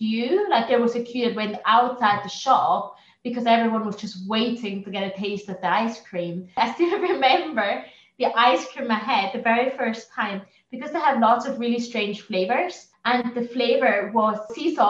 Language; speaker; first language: English; non-native, fluent; German